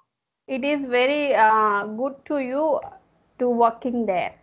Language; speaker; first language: English; non-native, learner; Telugu